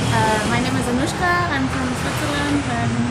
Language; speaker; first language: English; non-native, fluent; Swiss German